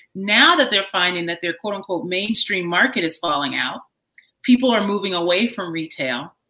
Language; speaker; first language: English; native; English